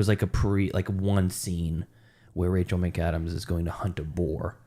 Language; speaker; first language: English; native; English